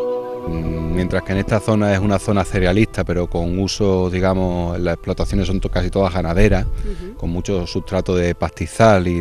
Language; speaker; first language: Spanish; native; Spanish